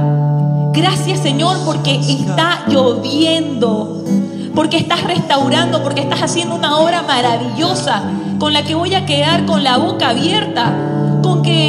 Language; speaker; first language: Spanish; native; Spanish